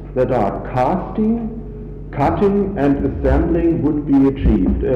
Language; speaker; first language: English; non-native, fluent; German